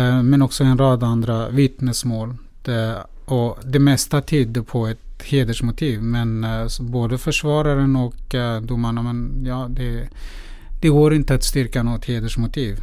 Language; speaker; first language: Swedish; non-native, fluent; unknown